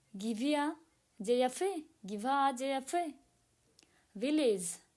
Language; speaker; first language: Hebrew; non-native, learner; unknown